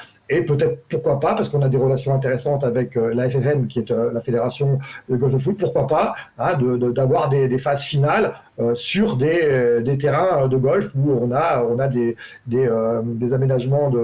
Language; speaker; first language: French; native; French